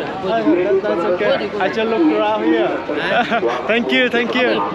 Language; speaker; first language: English; non-native, learner; Vietnamese